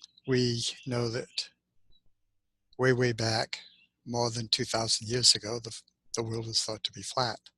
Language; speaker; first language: English; native; English